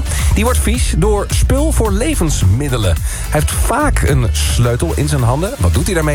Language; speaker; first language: Dutch; native; Dutch